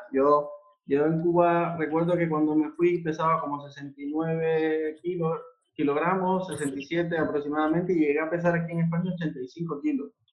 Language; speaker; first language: Spanish; native; Spanish